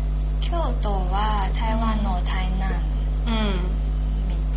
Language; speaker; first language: Japanese; non-native, learner; Chinese